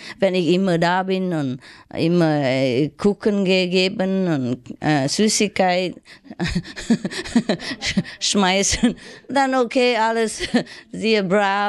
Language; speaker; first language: German; non-native, learner; Vietnamese